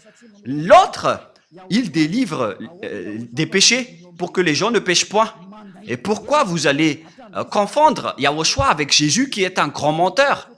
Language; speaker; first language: French; non-native, local second language; Malagasy